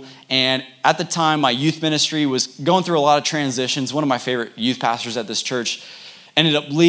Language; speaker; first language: English; native; English